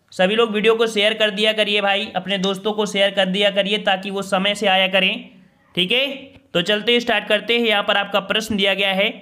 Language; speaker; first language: Hindi; native; Hindi